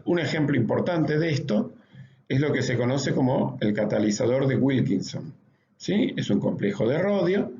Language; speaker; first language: Spanish; native; Spanish